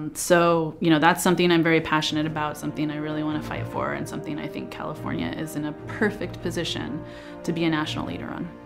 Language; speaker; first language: English; native; English